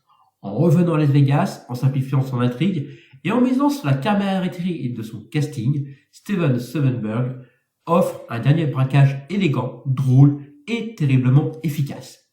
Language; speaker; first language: French; native; French